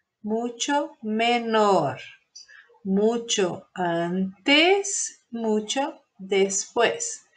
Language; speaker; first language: Spanish; non-native, fluent; Portuguese